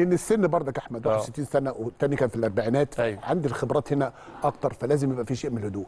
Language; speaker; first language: Arabic; native; Arabic